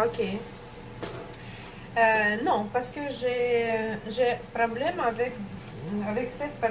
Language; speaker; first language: French; non-native, learner; Russian